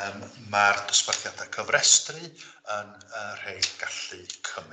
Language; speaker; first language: Welsh; native; Welsh